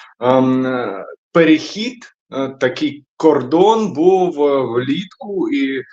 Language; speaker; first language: Ukrainian; non-native, local second language; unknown